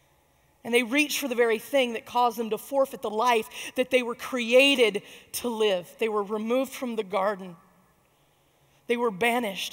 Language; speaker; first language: English; native; English